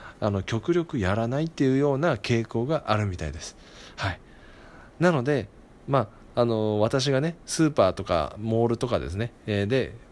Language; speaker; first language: Japanese; native; Japanese